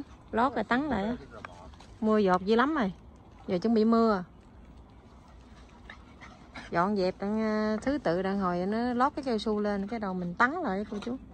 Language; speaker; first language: Vietnamese; native; Vietnamese